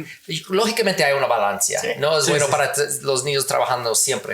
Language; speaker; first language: Spanish; non-native, learner; English